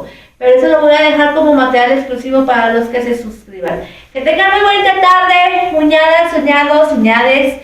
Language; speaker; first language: Spanish; native; Spanish